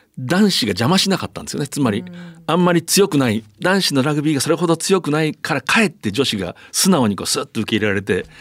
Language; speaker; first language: Japanese; native; Japanese